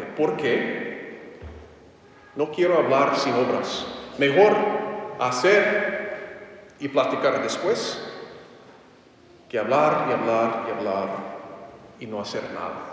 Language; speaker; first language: Spanish; non-native, fluent; English